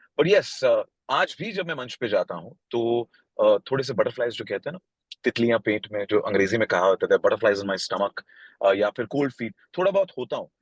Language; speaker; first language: Hindi; non-native, local second language; Marathi